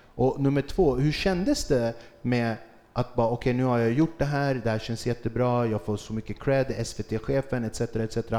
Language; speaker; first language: Swedish; early bilingual, other home language; Kurdish